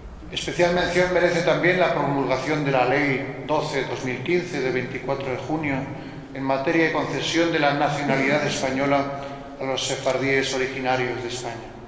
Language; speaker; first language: Spanish; native; Spanish